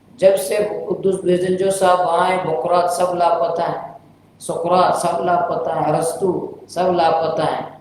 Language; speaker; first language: Urdu; non-native, local second language; Baluchi